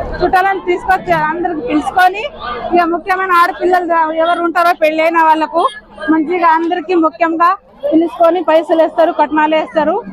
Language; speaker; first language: Telugu; non-native, local second language; Lambadi